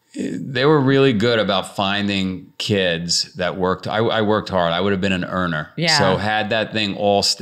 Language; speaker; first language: English; native; English